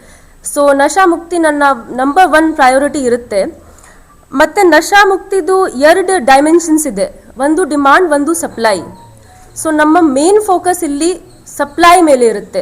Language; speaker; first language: Kannada; non-native, fluent; Hindi